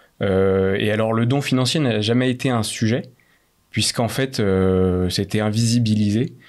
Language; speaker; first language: French; native; French